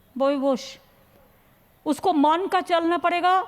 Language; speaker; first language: Hindi; non-native, local second language; Bangla